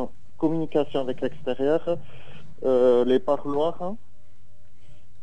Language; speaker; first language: French; native; French